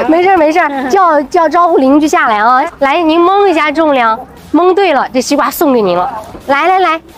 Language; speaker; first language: Chinese; native; Chinese